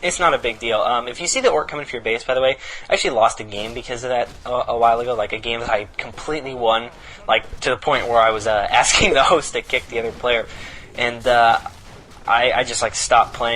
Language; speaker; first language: English; native; English